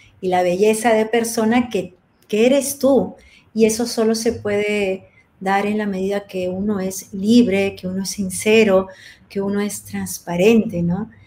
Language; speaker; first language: Spanish; native; Spanish